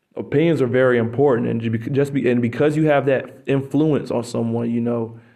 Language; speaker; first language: English; native; English